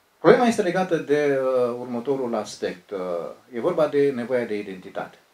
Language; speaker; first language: Romanian; native; Romanian